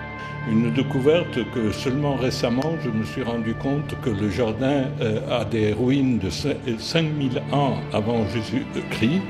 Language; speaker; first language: French; non-native, fluent; Italian